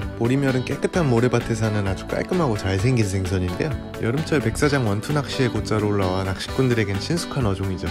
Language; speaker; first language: Korean; native; Korean